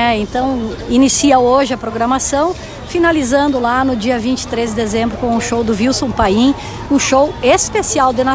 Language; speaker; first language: Portuguese; native; Portuguese